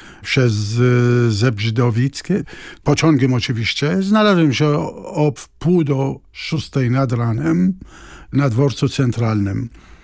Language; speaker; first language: Polish; non-native, fluent; Arabic